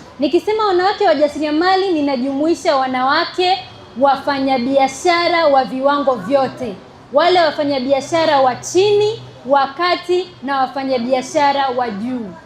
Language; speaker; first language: Swahili; native; Swahili